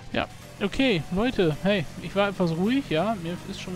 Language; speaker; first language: German; native; German